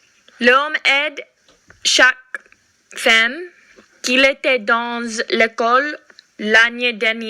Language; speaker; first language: French; non-native, learner; English